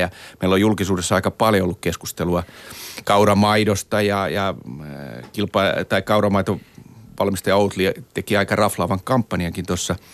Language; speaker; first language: Finnish; native; Finnish